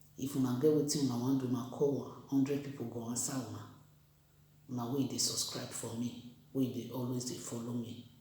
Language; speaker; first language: Nigerian Pidgin; non-native, local second language; Bini